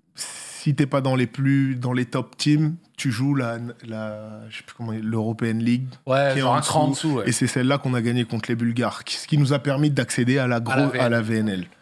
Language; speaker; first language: French; native; French